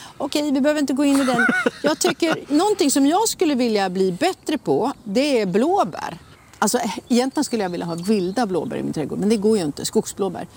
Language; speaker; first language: Swedish; native; Swedish